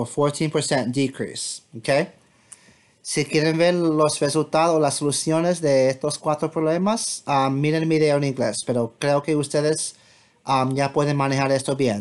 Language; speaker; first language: Spanish; non-native, fluent; English